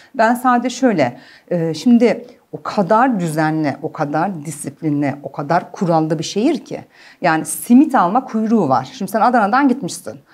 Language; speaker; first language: Turkish; early bilingual, heritage; Turkish